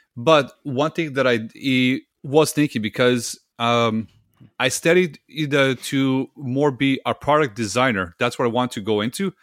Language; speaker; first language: English; non-native, fluent; Serbian